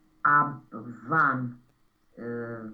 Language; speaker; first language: German; non-native, learner; Romanian